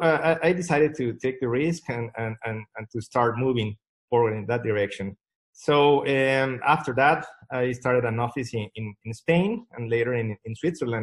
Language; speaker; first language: English; non-native, fluent; Spanish